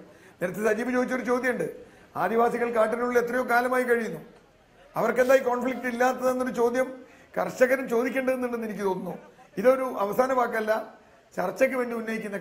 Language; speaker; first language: Malayalam; native; Malayalam